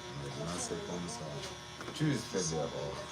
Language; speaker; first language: French; non-native, learner; Portuguese